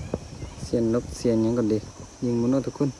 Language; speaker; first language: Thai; non-native, local second language; Lahu